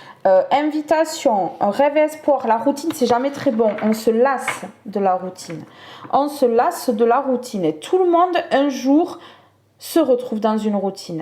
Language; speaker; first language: French; native; French